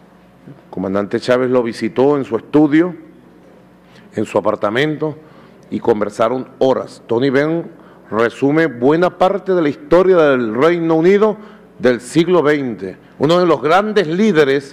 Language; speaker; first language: Spanish; native; Spanish